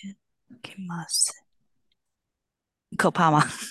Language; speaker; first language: Chinese; non-native, learner; Japanese